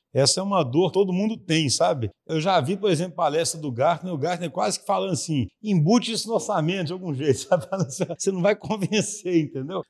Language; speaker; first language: Portuguese; native; Portuguese